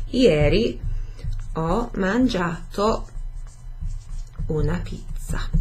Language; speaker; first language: Italian; non-native, fluent; English